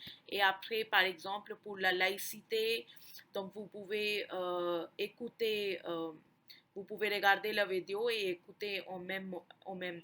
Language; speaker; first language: French; non-native, fluent; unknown